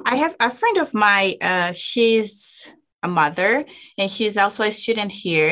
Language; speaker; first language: English; non-native, fluent; Portuguese